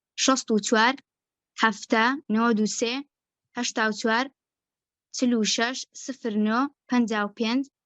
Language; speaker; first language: Central Kurdish; native; Central Kurdish